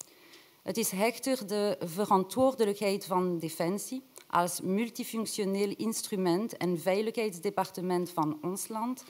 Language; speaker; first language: Dutch; non-native, local second language; French